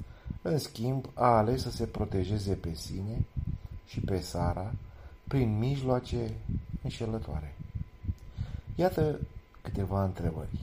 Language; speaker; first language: Romanian; native; Romanian